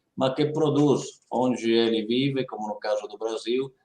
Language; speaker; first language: Portuguese; non-native, fluent; Italian